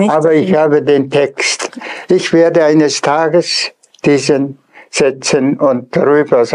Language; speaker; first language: German; non-native, fluent; Tuvinian